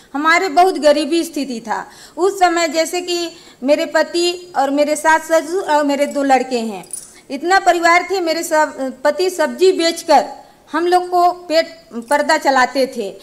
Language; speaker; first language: Hindi; native; Hindi